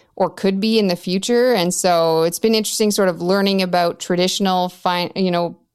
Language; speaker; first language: English; native; English